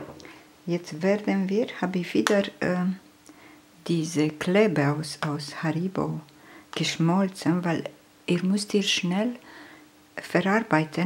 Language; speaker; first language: German; non-native, fluent; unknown